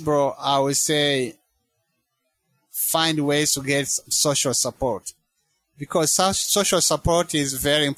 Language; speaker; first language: English; non-native, local second language; Kinyarwanda